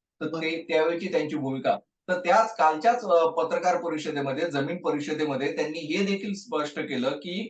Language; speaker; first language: Marathi; native; Marathi